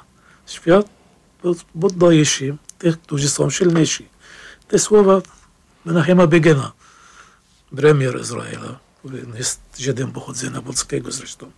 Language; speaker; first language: Polish; non-native, fluent; Arabic